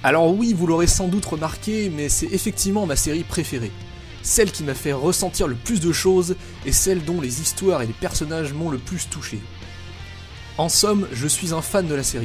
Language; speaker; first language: French; native; French